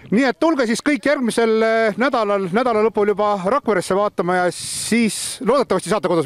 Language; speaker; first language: Estonian; native; Estonian